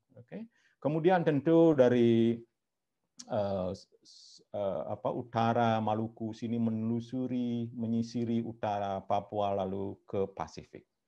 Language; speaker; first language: Indonesian; non-native, local second language; Balinese